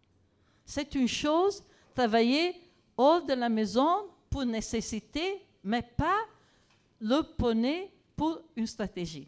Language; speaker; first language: French; non-native, fluent; Italian